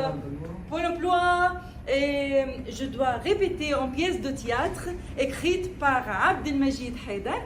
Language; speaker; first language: French; non-native, fluent; Arabic